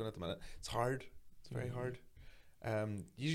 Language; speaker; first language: English; native; English